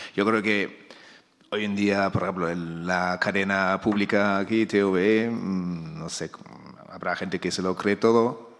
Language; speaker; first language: Spanish; non-native, fluent; German